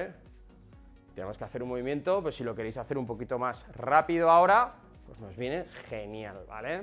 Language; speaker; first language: Spanish; native; Spanish